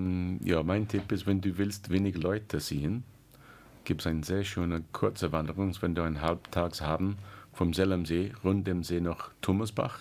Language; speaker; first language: German; non-native, learner; English